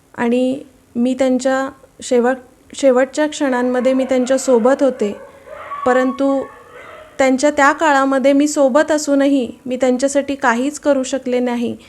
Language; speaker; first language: Marathi; native; Marathi